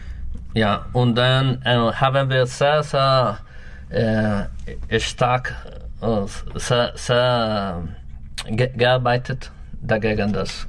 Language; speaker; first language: German; non-native, learner; Spanish